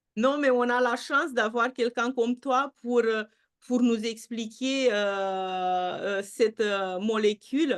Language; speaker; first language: French; non-native, fluent; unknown